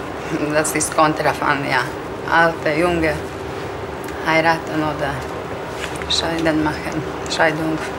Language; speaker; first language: German; non-native, learner; Slovak